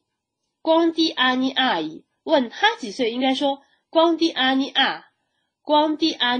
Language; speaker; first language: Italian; non-native, fluent; Chinese